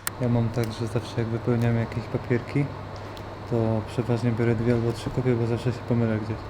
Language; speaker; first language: Polish; native; Polish